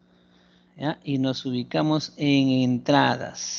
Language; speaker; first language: Spanish; native; Spanish